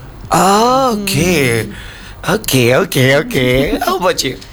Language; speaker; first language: English; non-native, learner; Indonesian